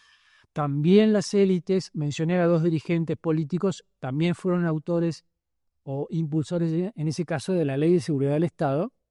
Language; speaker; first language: Spanish; native; Spanish